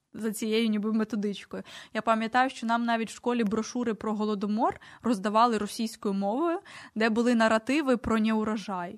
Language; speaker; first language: Ukrainian; native; Ukrainian